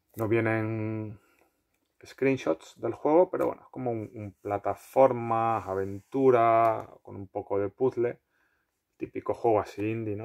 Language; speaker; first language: Spanish; native; Spanish